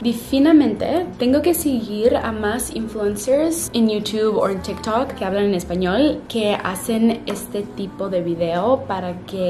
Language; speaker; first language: Spanish; early bilingual, heritage; Spanish